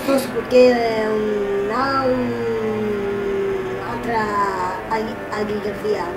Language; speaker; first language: Portuguese; non-native, learner; Italian